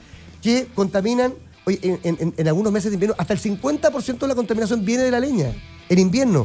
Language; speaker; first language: Spanish; native; Spanish